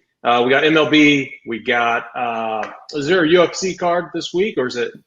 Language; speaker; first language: English; native; English